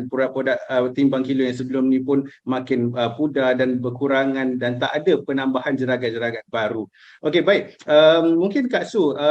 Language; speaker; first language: Malay; native; Malay